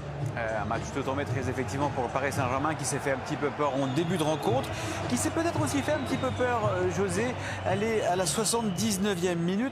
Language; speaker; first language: French; native; French